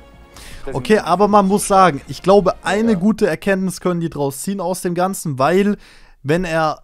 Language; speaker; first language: German; native; German